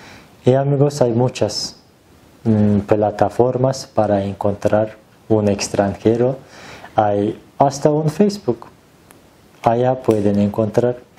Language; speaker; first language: Spanish; non-native, learner; Turkish